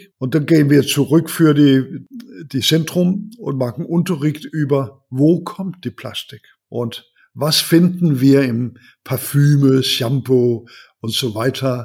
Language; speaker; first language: German; non-native, learner; Danish